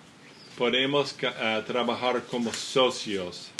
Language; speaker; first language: Spanish; non-native, learner; English